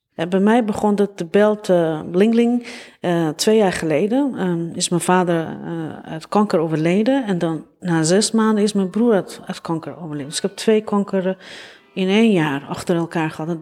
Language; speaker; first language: Dutch; non-native, fluent; Persian